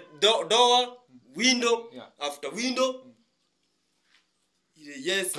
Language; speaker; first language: English; non-native, learner; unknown